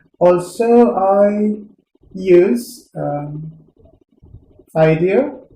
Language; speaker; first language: English; non-native, learner; Indonesian